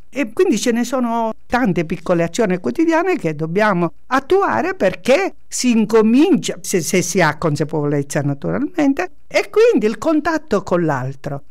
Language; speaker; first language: Italian; native; Italian